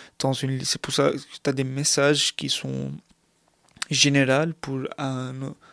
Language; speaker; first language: French; non-native, local second language; Arabic